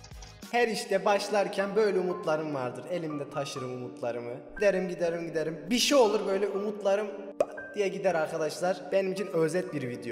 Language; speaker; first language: Turkish; native; Turkish